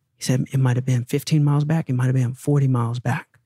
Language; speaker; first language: English; native; English